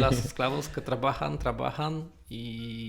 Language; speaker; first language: Spanish; non-native, learner; Polish